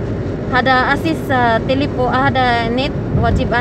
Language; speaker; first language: Arabic; non-native, learner; Filipino